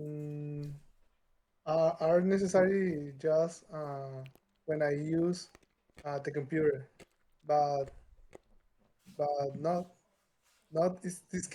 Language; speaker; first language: English; non-native, learner; Spanish